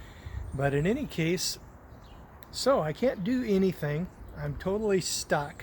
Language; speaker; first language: English; native; English